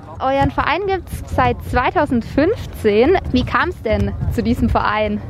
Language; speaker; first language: German; native; German